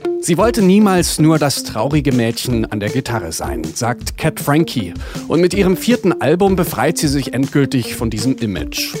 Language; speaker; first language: German; native; German